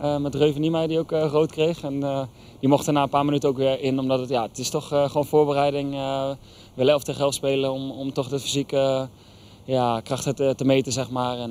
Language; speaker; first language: Dutch; native; Dutch